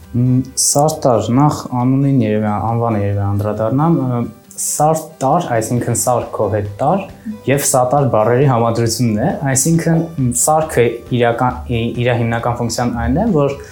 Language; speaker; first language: Armenian; native; Armenian